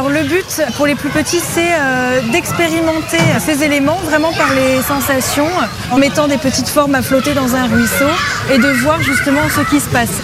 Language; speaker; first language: French; native; French